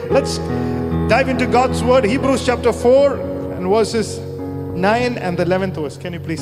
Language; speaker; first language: English; non-native, local second language; Malayalam